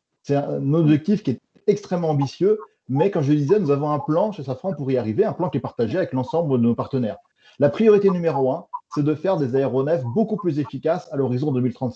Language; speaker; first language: French; native; French